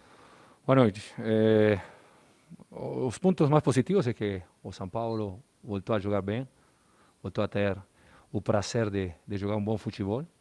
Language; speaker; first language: Portuguese; non-native, fluent; Spanish